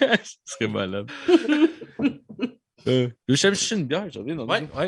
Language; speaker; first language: French; native; French